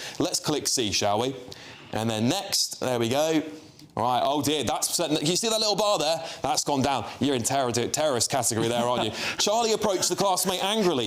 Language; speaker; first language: English; native; English